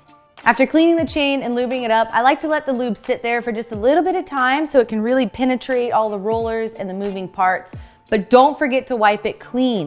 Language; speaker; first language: English; native; English